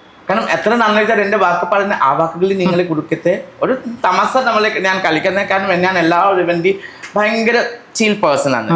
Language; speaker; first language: Malayalam; non-native, fluent; Assamese